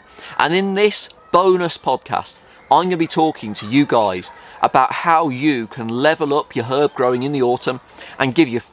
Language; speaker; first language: English; native; English